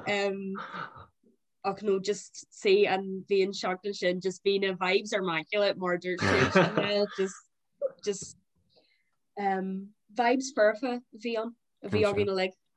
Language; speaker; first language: Irish; non-native, local second language; English